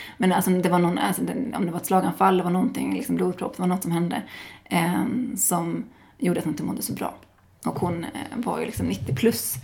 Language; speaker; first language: Swedish; native; Swedish